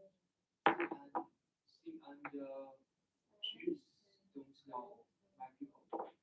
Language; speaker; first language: English; non-native, learner; Chinese